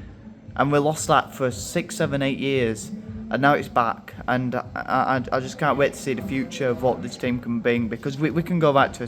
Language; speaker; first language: English; native; English